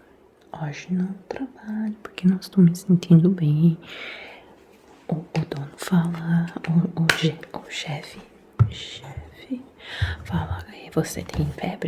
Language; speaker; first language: Portuguese; non-native, fluent; Italian